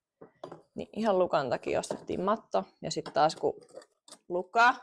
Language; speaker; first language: Finnish; native; Finnish